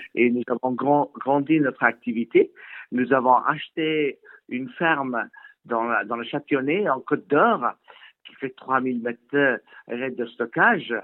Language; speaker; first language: French; non-native, fluent; Persian